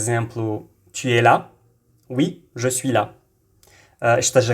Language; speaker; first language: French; non-native, local second language; Arabic